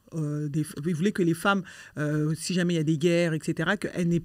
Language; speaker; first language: French; native; French